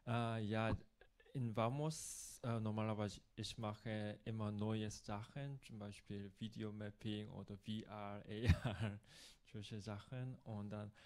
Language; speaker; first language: German; non-native, fluent; Korean